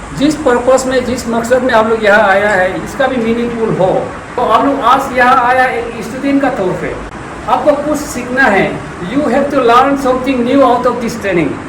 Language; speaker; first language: Hindi; non-native, local second language; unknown